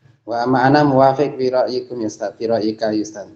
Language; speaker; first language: Arabic; non-native, learner; Indonesian